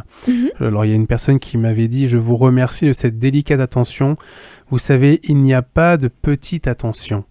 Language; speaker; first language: French; native; French